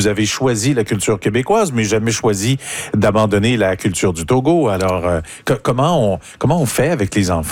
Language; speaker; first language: French; native; French